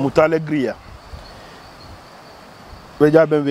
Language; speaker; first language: Portuguese; non-native, learner; Yoruba